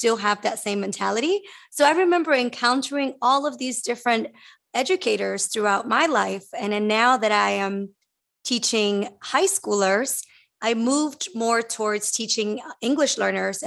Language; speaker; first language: English; early bilingual, other home language; Spanish